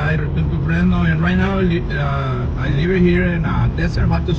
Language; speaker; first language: English; non-native, learner; Spanish